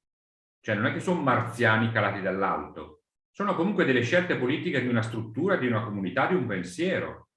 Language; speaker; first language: Italian; native; Italian